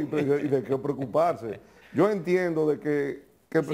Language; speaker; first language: Spanish; native; Spanish